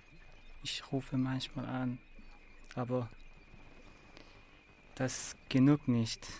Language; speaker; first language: German; non-native, learner; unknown